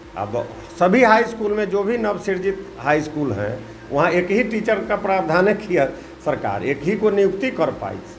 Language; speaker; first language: Hindi; native; Hindi